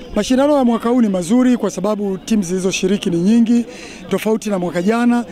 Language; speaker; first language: Swahili; native; Swahili